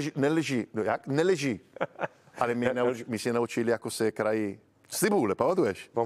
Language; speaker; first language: Czech; non-native, learner; Italian